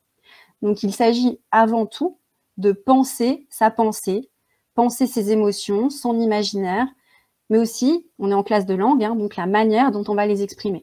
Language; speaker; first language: French; native; French